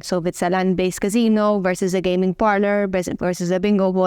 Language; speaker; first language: English; non-native, local second language; Maltese